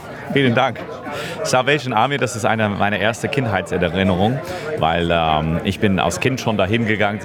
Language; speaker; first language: German; non-native, fluent; English